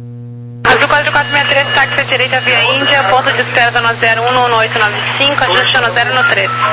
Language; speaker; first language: Portuguese; native; Portuguese